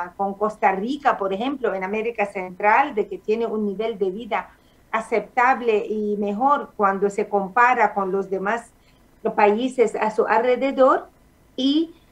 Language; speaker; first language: Spanish; non-native, fluent; Arabic